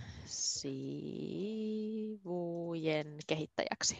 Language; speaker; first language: Finnish; native; Finnish